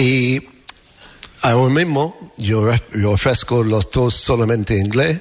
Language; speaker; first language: Spanish; non-native, learner; English